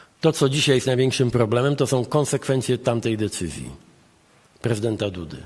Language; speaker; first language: Polish; native; Polish